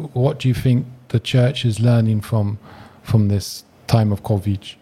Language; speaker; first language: English; native; English